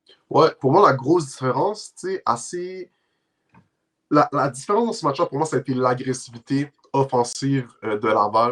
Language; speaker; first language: French; native; French